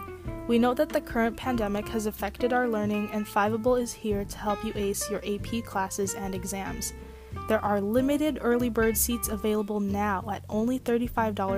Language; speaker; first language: English; native; English